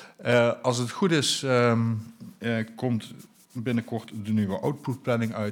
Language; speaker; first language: Dutch; native; Dutch